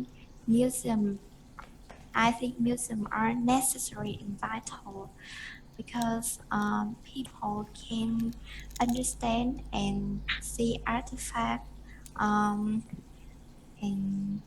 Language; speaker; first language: English; non-native, learner; Vietnamese